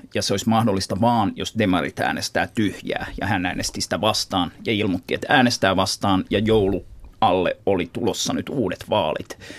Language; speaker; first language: Finnish; native; Finnish